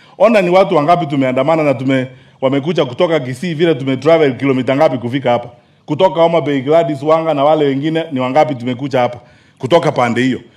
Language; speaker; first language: Swahili; non-native, local second language; Gusii